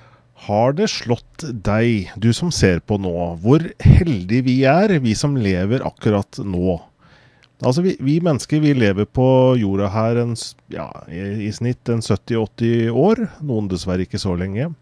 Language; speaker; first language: Norwegian; native; Norwegian